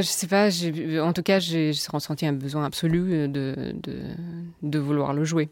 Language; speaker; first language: French; non-native, fluent; Russian